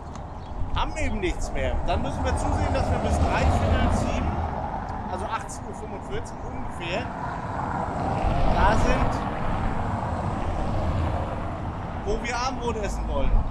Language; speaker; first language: German; native; German